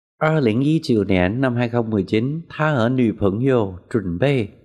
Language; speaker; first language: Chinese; non-native, fluent; Vietnamese